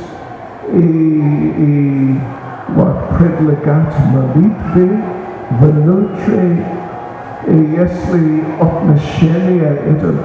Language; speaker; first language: Russian; non-native, learner; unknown